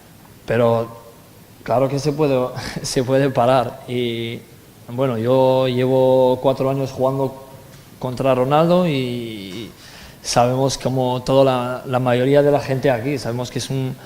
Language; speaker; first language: Spanish; non-native, fluent; French